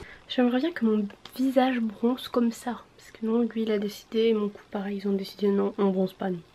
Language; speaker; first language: French; native; French